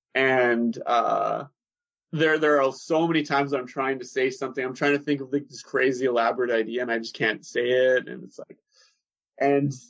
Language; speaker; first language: English; native; English